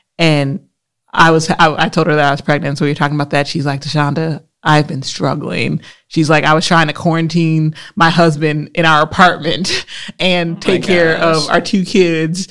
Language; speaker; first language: English; early bilingual, other home language; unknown